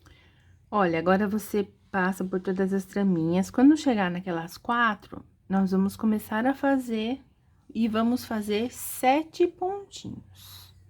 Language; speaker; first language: Portuguese; native; Portuguese